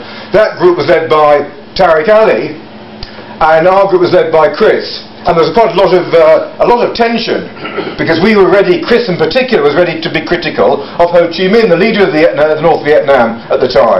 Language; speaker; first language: English; native; English